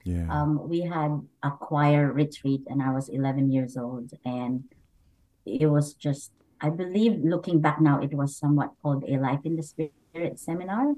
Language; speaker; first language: English; non-native, local second language; Bikol